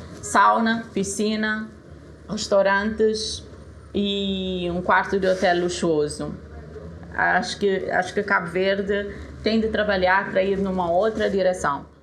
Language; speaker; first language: Portuguese; non-native, local second language; Kabuverdianu